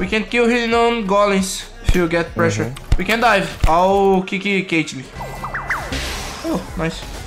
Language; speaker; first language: English; non-native, learner; Portuguese